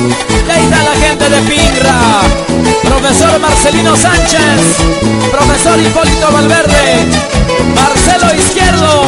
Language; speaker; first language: Spanish; native; Spanish